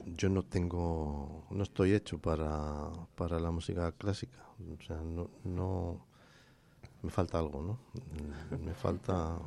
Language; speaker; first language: Spanish; native; Spanish